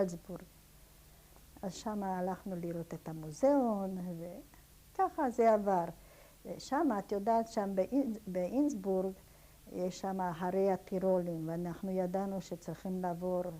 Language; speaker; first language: Hebrew; non-native, fluent; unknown